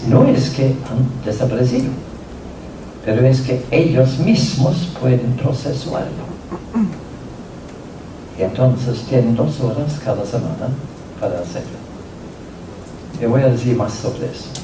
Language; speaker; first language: Spanish; non-native, fluent; Norwegian